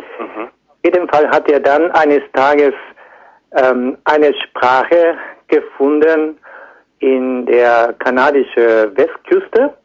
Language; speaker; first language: German; non-native, fluent; Japanese